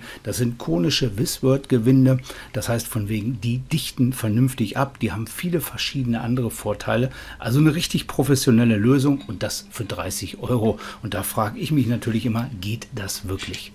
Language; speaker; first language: German; native; German